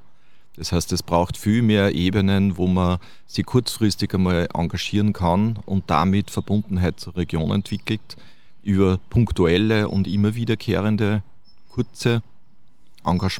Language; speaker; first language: German; native; German